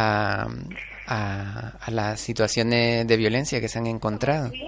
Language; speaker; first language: Spanish; native; Spanish